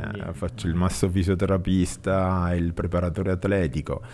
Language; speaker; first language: Italian; native; Italian